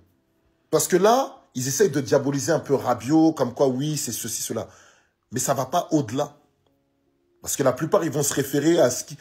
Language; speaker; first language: French; native; French